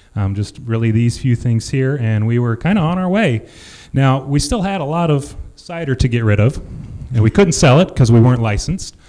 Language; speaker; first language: English; native; English